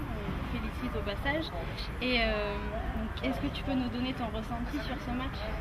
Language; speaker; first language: French; native; French